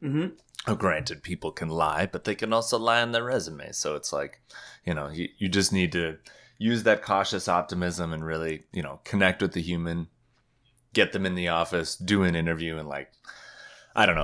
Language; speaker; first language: English; native; English